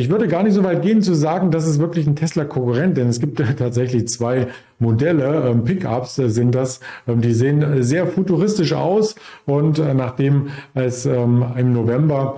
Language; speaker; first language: German; native; German